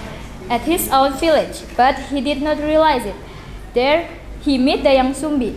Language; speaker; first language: English; non-native, learner; Indonesian